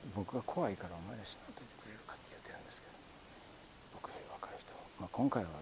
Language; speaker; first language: Japanese; native; Japanese